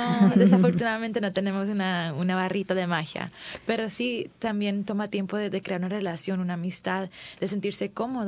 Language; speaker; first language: Spanish; early bilingual, heritage; English